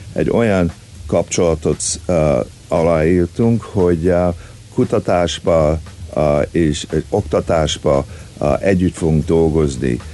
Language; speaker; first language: Hungarian; early bilingual, heritage; Hungarian